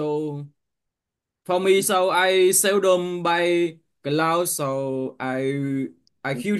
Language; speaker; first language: English; non-native, learner; Vietnamese